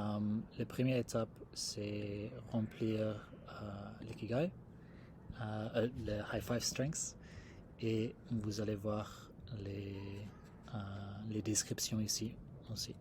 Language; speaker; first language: French; non-native, fluent; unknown